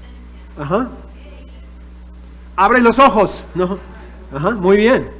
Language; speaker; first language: Spanish; non-native, fluent; English